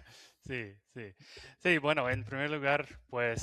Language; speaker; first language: Spanish; non-native, fluent; English